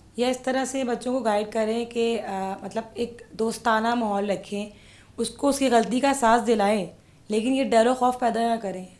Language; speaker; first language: Urdu; native; Urdu